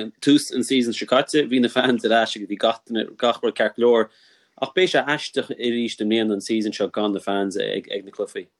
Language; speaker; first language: Irish; non-native, local second language; English